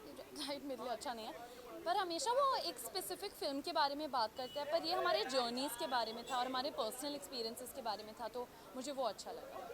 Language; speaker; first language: Hindi; native; Hindi